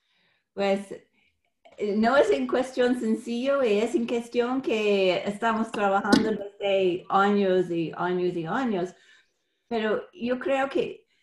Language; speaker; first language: Spanish; non-native, fluent; English